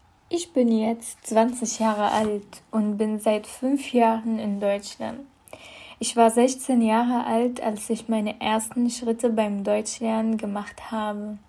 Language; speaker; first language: German; non-native, fluent; Arabic